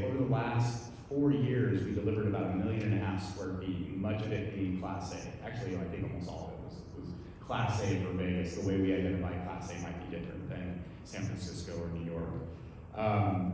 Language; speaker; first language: English; native; English